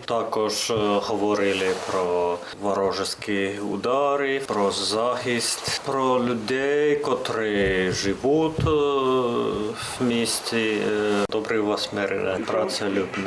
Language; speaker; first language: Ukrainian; non-native, learner; Finnish